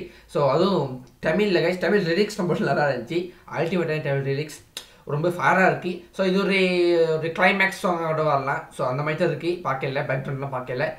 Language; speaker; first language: Tamil; early bilingual, heritage; Tamil